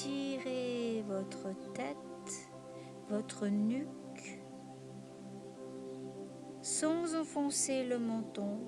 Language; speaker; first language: French; native; French